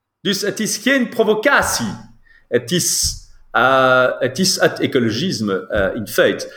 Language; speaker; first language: Dutch; non-native, local second language; French